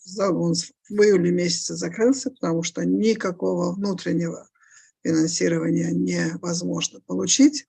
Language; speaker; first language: Russian; native; Russian